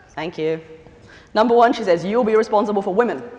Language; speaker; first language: English; native; English